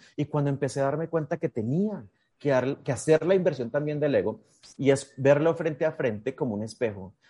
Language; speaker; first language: Spanish; native; Spanish